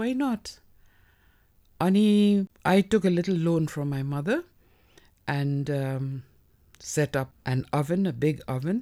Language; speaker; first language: English; non-native, local second language; Nepali